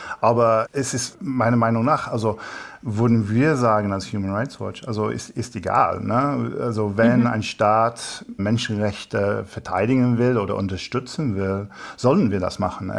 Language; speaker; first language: German; non-native, fluent; English